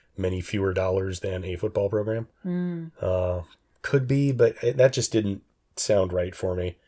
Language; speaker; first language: English; native; English